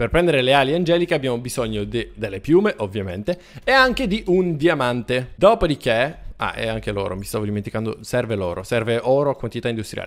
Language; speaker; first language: Italian; native; Italian